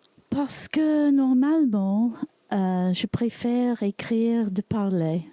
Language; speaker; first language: French; non-native, learner; English